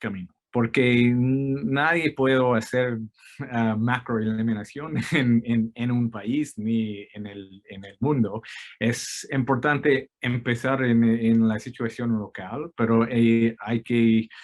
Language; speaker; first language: Spanish; non-native, fluent; English